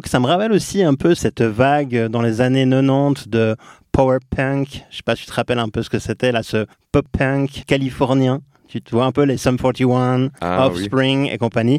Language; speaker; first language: French; native; French